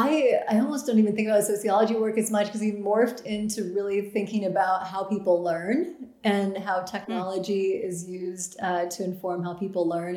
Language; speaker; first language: English; native; English